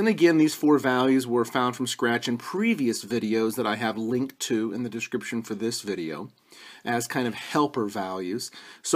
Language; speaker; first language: English; native; English